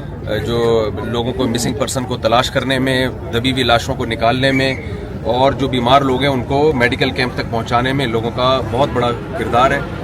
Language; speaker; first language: Urdu; native; Urdu